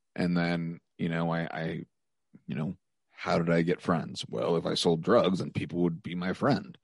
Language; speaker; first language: English; native; English